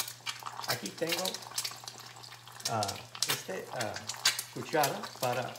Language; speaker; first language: Spanish; non-native, fluent; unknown